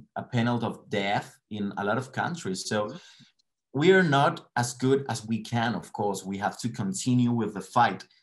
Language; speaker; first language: English; non-native, learner; Spanish